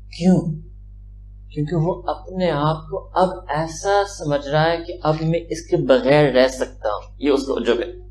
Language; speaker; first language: Urdu; early bilingual, heritage; Urdu